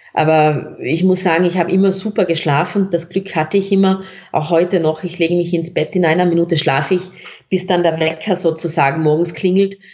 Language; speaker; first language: German; native; German